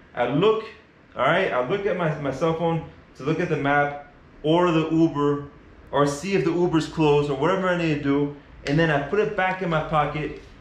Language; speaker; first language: English; native; English